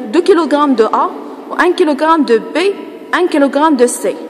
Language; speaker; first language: French; non-native, local second language; Arabic